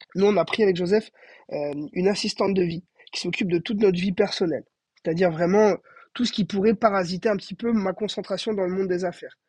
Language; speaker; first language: French; native; French